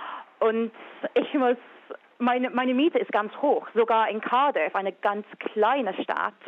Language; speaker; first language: German; non-native, fluent; English